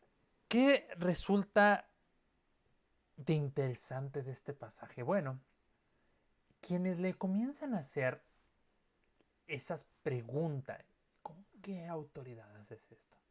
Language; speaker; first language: Spanish; native; Spanish